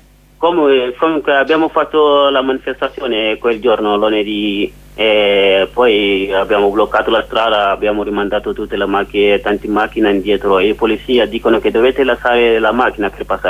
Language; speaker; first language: Italian; non-native, learner; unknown